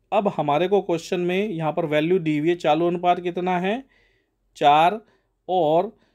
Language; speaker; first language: Hindi; native; Hindi